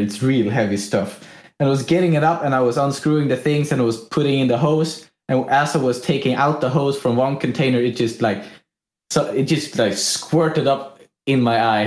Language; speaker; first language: English; non-native, fluent; Swedish